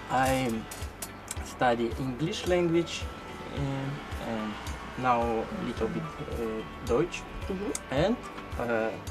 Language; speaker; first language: English; non-native, learner; Russian